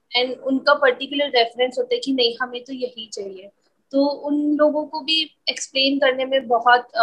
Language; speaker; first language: Hindi; native; Hindi